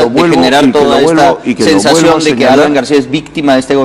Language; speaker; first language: Spanish; native; Spanish